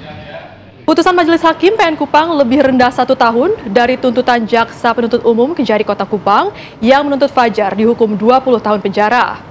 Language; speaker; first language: Indonesian; native; Indonesian